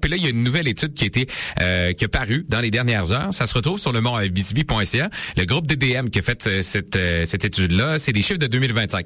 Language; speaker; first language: French; native; French